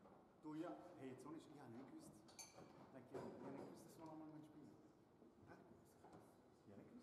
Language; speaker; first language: German; non-native, learner; Italian